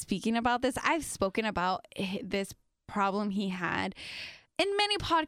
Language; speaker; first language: English; non-native, fluent; Spanish